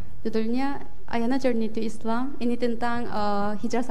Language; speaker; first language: Indonesian; non-native, fluent; Korean